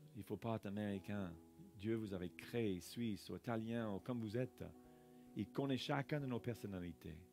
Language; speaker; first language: French; non-native, fluent; English